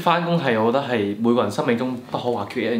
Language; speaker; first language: Chinese; native; Chinese